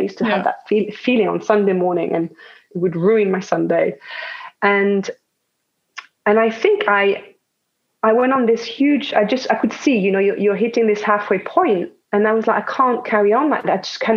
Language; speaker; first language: English; non-native, fluent; French